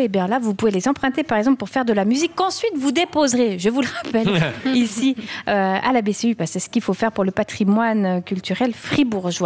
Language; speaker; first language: French; native; French